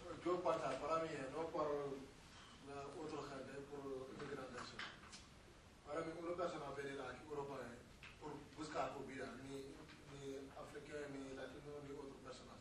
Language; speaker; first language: Spanish; non-native, learner; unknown